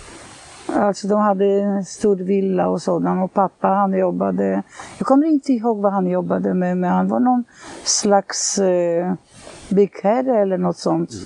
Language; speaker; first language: Swedish; non-native, fluent; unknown